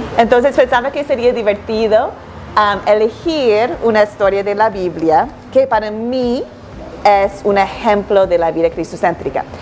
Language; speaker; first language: Spanish; non-native, fluent; English